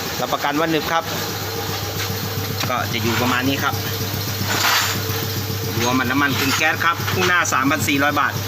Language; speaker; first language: Thai; native; Thai